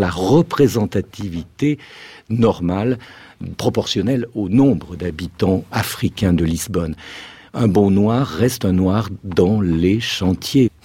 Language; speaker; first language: French; native; French